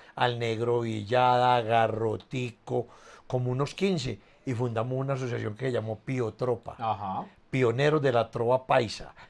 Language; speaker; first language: Spanish; native; Spanish